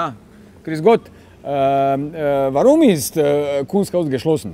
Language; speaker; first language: German; non-native, learner; Slovenian